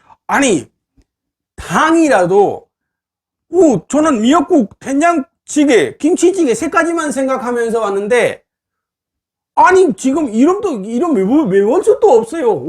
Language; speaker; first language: Korean; non-native, fluent; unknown